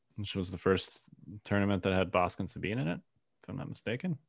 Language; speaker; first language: English; native; English